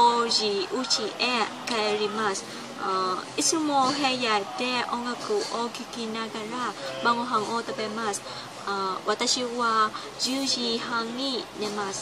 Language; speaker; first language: Japanese; non-native, learner; Cantonese